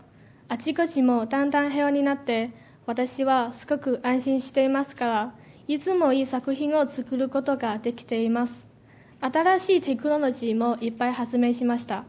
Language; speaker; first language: Japanese; non-native, learner; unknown